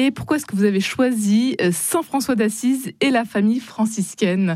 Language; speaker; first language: French; native; French